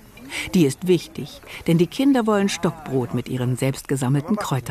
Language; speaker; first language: German; native; German